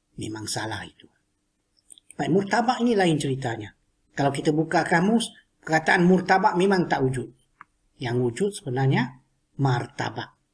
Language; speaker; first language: Malay; non-native, local second language; Chinese